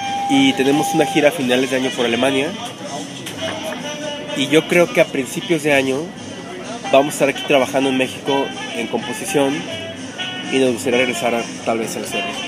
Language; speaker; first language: Spanish; native; Spanish